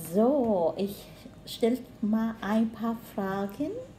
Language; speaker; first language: German; non-native, learner; Vietnamese